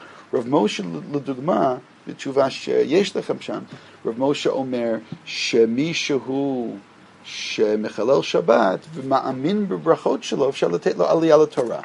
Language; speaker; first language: Hebrew; non-native, fluent; English